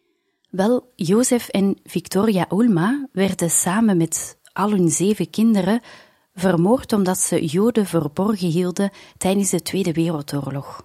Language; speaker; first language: Dutch; native; Dutch